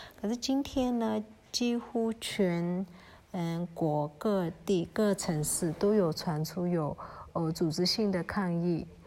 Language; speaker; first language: Chinese; early bilingual, heritage; Chinese